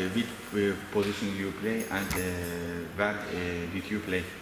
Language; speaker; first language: English; non-native, learner; Turkish